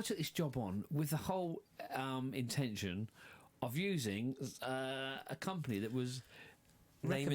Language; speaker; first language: English; native; English